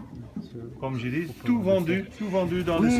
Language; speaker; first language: French; non-native, learner; Dutch